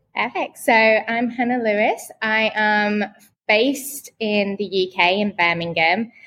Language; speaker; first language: English; native; English